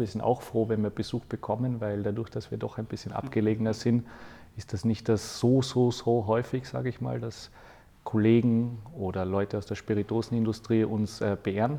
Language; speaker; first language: German; native; German